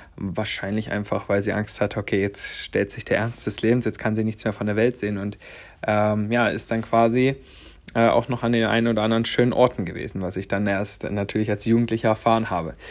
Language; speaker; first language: German; native; German